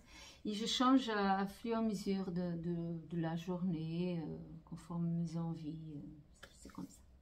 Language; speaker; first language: French; non-native, fluent; Portuguese